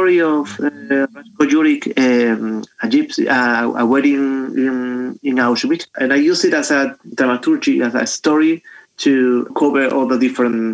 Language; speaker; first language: English; non-native, fluent; Spanish